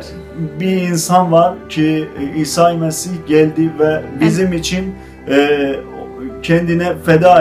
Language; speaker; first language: Turkish; non-native, fluent; Azerbaijani